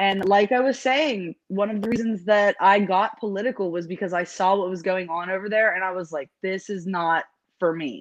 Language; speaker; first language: English; native; English